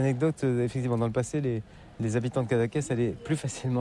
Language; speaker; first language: French; native; French